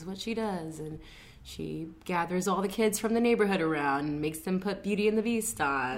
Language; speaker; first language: English; native; English